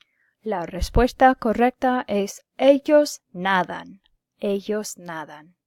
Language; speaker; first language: Spanish; non-native, fluent; English